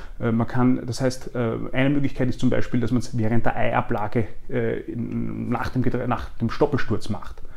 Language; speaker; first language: German; native; German